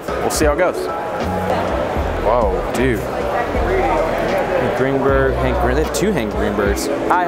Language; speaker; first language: English; native; English